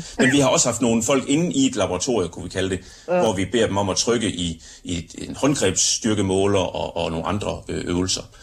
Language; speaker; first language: Danish; native; Danish